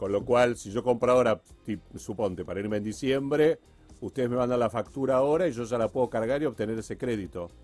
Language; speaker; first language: Spanish; native; Spanish